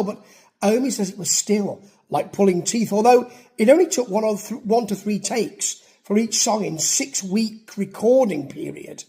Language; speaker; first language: English; native; English